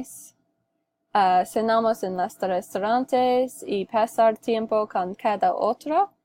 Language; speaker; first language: Spanish; non-native, learner; English